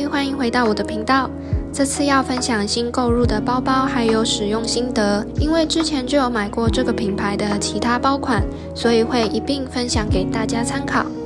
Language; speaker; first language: Chinese; native; Chinese